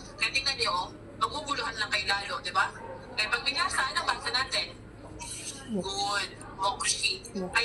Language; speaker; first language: Filipino; native; Filipino